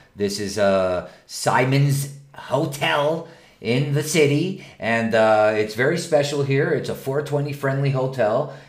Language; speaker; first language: English; non-native, fluent; Spanish